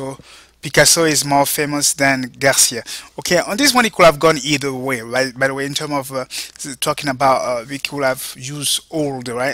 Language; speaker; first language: English; non-native, fluent; French